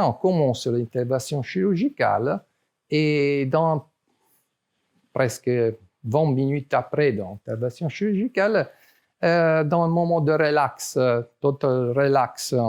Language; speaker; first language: French; non-native, learner; Italian